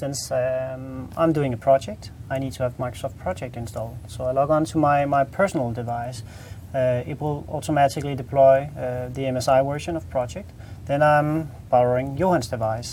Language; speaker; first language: English; non-native, fluent; Danish